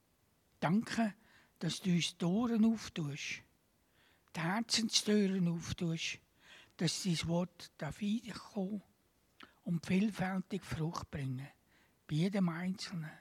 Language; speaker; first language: German; native; German